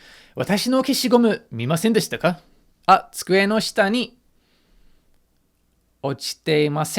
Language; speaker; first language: Japanese; non-native, fluent; English